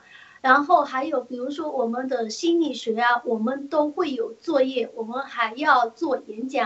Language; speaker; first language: Chinese; early bilingual, heritage; Chinese